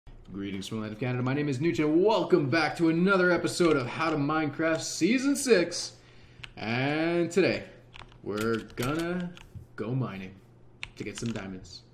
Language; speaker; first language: English; native; English